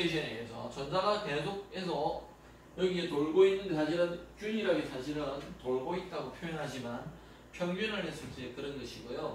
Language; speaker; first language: Korean; native; Korean